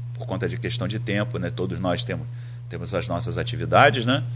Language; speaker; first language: Portuguese; native; Portuguese